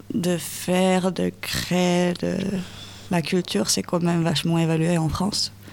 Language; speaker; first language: French; non-native, fluent; Finnish